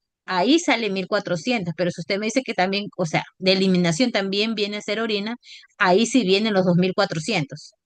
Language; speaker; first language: Spanish; native; Spanish